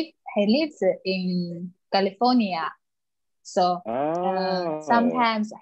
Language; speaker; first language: English; non-native, learner; Chinese